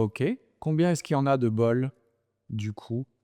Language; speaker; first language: French; native; French